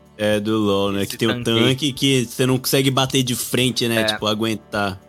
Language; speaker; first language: Portuguese; native; Portuguese